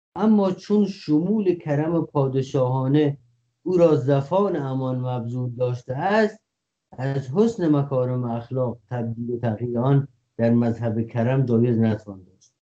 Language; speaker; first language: Persian; non-native, local second language; Kurdish